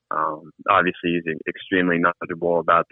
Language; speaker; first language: English; native; English